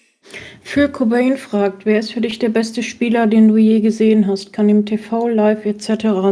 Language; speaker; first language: German; native; German